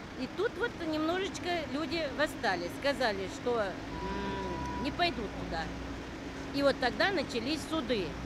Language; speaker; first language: Russian; native; Russian